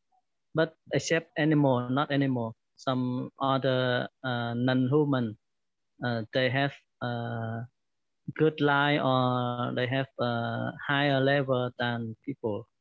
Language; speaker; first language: English; non-native, learner; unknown